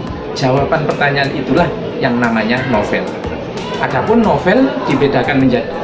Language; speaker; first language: Indonesian; native; Indonesian